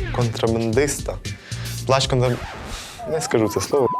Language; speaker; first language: Ukrainian; native; Ukrainian